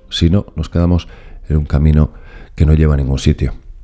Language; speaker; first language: Spanish; native; Spanish